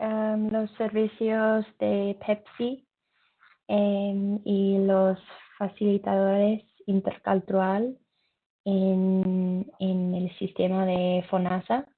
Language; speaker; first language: Spanish; non-native, learner; English